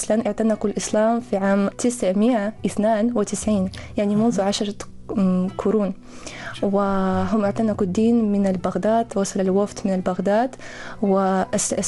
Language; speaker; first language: Arabic; non-native, fluent; Russian